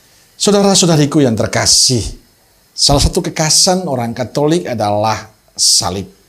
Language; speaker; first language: Indonesian; native; Indonesian